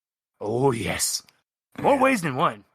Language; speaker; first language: English; native; English